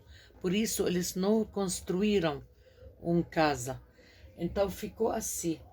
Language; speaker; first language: Portuguese; non-native, fluent; Arabic